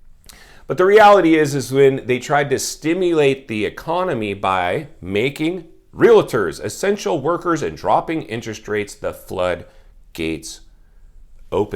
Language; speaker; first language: English; native; English